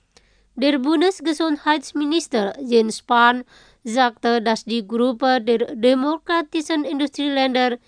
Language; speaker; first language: German; non-native, fluent; Indonesian